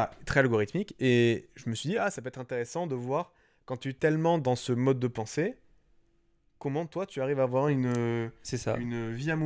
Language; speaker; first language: French; native; French